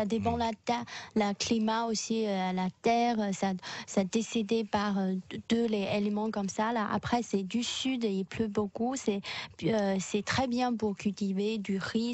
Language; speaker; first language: French; non-native, learner; Chinese